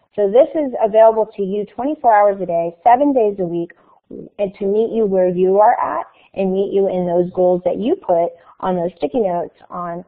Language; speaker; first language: English; native; English